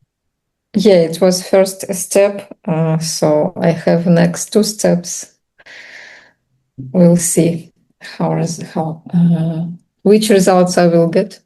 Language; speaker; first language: English; non-native, learner; Russian